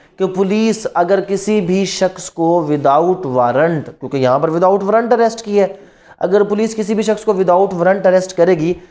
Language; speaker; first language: Urdu; non-native, local second language; Punjabi